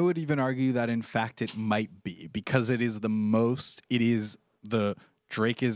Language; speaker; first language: English; native; English